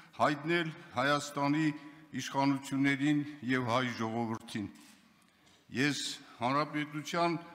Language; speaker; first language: Armenian; non-native, local second language; Kurdish